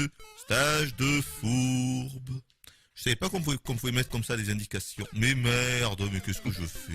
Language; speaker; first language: French; native; French